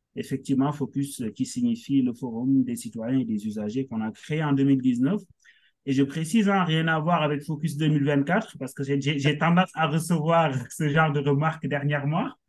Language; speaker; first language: French; non-native, local second language; Wolof